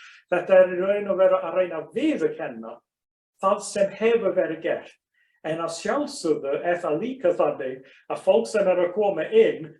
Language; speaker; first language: Icelandic; non-native, fluent; English